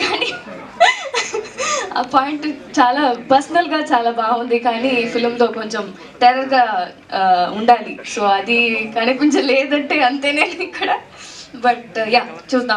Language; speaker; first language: Telugu; non-native, learner; Tamil